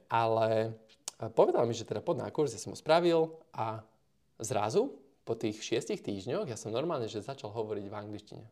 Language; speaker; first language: Slovak; native; Slovak